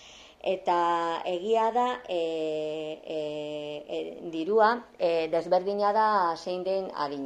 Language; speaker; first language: Basque; non-native, local second language; Spanish